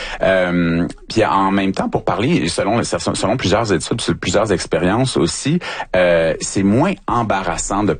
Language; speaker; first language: French; native; French